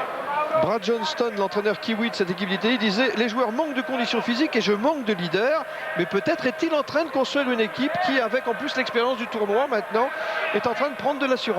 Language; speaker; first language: French; native; French